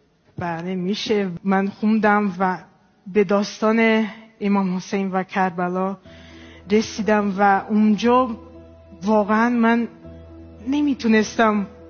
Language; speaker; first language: Persian; non-native, fluent; Portuguese